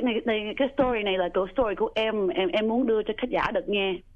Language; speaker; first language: Vietnamese; early bilingual, heritage; Vietnamese